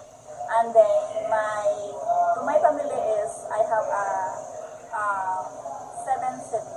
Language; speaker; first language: English; non-native, learner; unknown